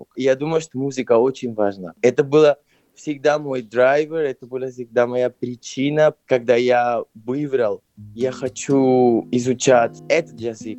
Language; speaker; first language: Russian; non-native, fluent; Spanish